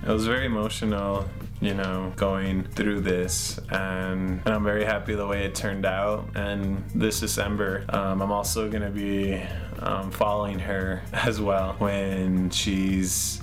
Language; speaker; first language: English; early bilingual, other home language; Spanish